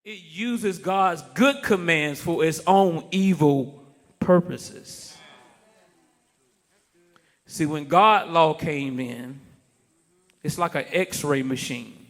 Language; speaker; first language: English; native; English